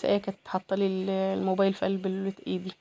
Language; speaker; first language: Arabic; native; Arabic